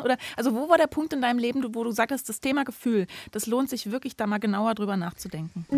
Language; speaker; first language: German; native; German